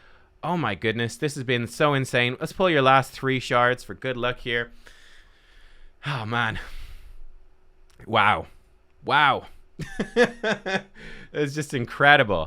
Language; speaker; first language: English; native; English